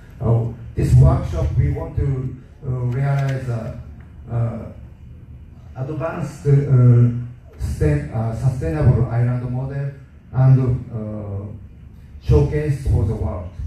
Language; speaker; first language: English; non-native, learner; Japanese